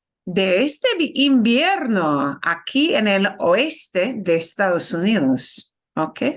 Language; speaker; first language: Spanish; non-native, fluent; English